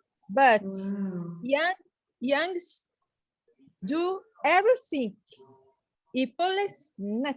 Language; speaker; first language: English; non-native, learner; Portuguese